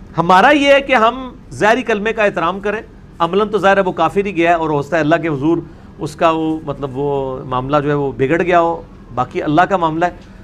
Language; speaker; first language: Urdu; non-native, local second language; Punjabi